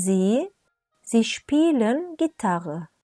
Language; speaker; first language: German; non-native, fluent; Turkish